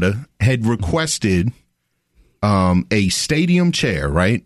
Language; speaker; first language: English; native; English